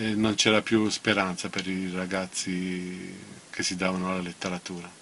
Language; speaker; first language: Italian; non-native, local second language; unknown